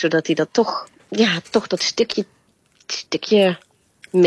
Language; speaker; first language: Dutch; native; Dutch